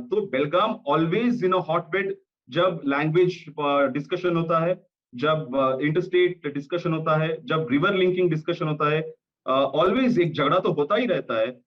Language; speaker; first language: Hindi; non-native, local second language; Kannada